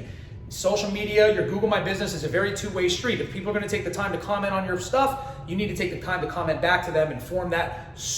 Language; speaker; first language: English; native; English